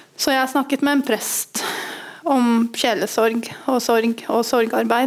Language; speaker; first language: Norwegian; early bilingual, other home language; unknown